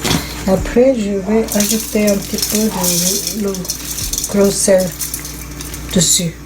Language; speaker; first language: French; non-native, fluent; Korean